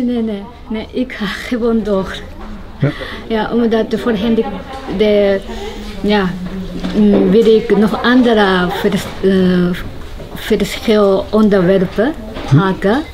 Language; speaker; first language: Dutch; non-native, learner; Japanese